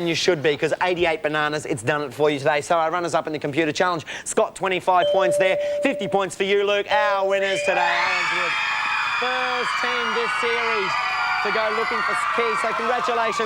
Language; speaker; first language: English; native; English